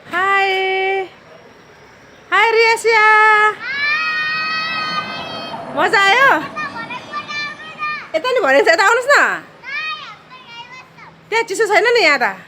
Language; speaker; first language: Nepali; native; Nepali